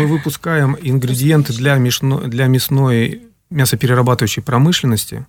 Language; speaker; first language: Russian; native; Russian